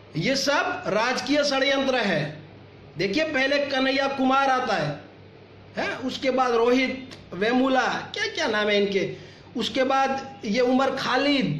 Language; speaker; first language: Hindi; non-native, local second language; Gujarati